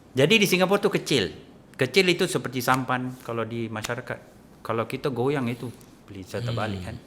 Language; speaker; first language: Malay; native; Malay